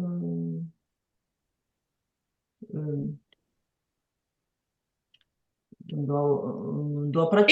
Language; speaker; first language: French; non-native, learner; Ukrainian